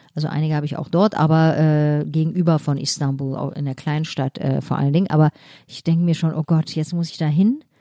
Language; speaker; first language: German; native; German